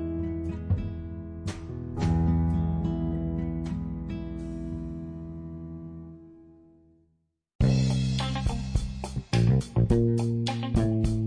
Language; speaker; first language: English; non-native, fluent; Italian